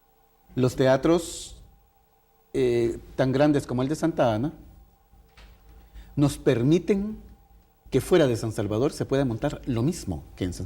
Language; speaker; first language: Spanish; native; Spanish